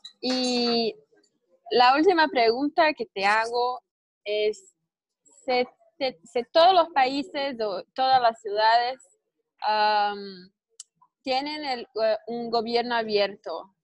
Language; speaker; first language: Spanish; non-native, learner; Portuguese